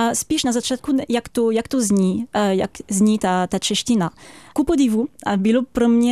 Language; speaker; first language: Czech; non-native, fluent; French